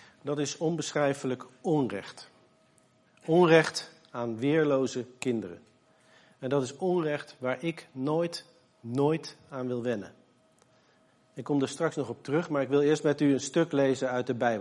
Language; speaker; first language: Dutch; native; Dutch